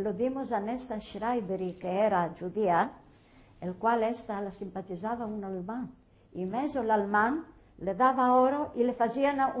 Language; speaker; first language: Spanish; early bilingual, heritage; Ladino